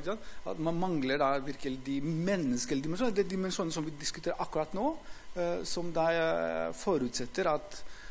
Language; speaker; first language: Norwegian; non-native, fluent; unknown